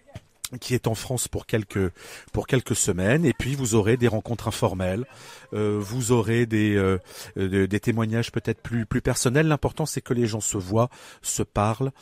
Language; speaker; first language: French; native; French